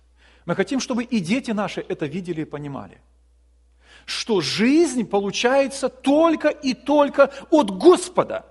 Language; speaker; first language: Russian; native; Russian